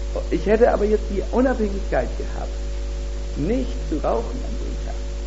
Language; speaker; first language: German; native; German